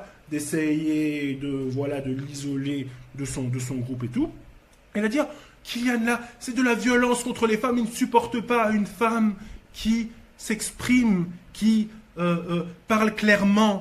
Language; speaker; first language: French; native; French